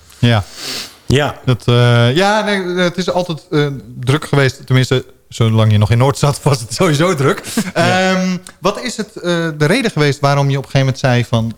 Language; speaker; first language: Dutch; native; Dutch